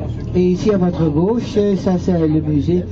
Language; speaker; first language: French; non-native, fluent; Dutch